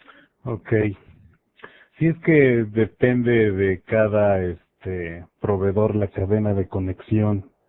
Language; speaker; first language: Spanish; native; Spanish